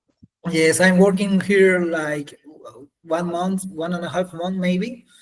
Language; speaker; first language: English; non-native, learner; Spanish